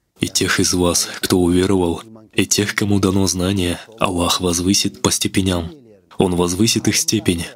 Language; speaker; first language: Russian; non-native, local second language; Kazakh